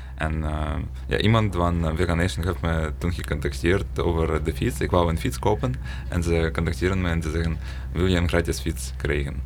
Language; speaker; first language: Dutch; non-native, fluent; Ukrainian